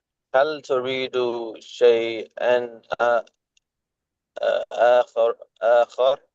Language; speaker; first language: Arabic; non-native, learner; English